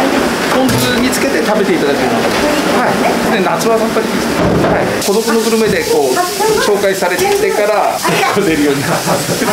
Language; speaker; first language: Japanese; native; Japanese